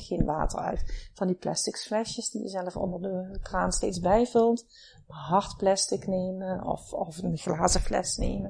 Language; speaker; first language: Dutch; native; Dutch